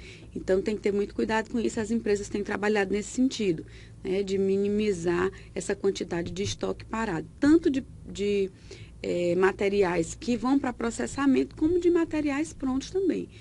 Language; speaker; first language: Portuguese; native; Portuguese